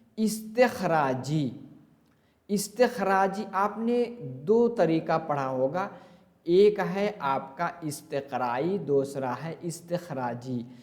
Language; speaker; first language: Urdu; native; Urdu